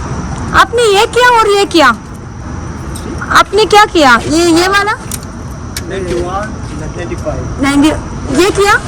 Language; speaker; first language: Hindi; non-native, local second language; Malayalam